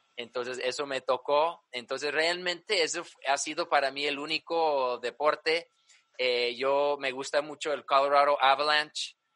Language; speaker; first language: Spanish; early bilingual, other home language; English